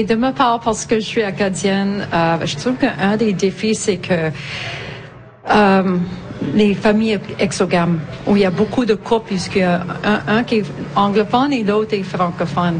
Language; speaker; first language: French; native; French